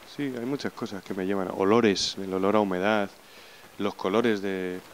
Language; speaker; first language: Spanish; native; Spanish